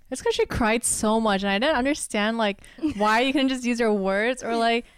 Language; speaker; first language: English; early bilingual, other home language; Chinese